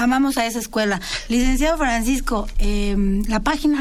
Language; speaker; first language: Spanish; native; Spanish